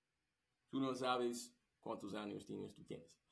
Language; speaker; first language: Spanish; non-native, learner; English